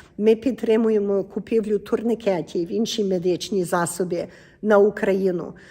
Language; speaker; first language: Ukrainian; early bilingual, heritage; Ukrainian